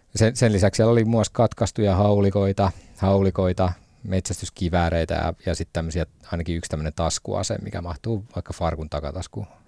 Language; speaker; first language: Finnish; native; Finnish